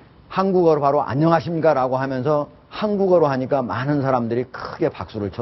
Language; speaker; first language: Korean; native; Korean